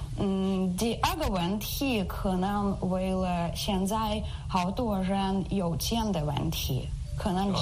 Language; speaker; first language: Chinese; non-native, learner; Ukrainian